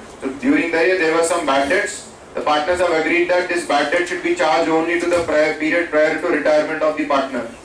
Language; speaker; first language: English; non-native, local second language; Telugu